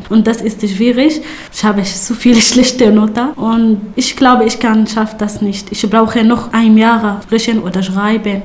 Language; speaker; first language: German; non-native, learner; Arabic